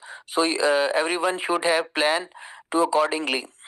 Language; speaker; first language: English; non-native, learner; Urdu